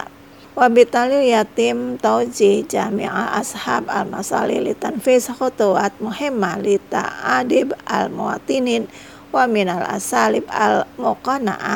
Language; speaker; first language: Arabic; non-native, fluent; Indonesian